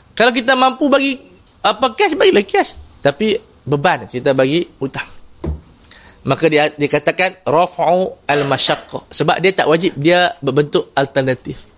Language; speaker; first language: Malay; native; Malay